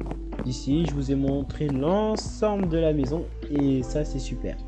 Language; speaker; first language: French; native; French